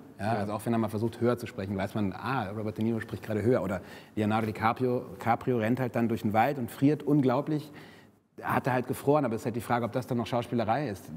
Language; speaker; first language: German; native; German